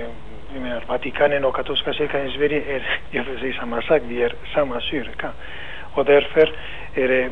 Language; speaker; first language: Swedish; non-native, fluent; Spanish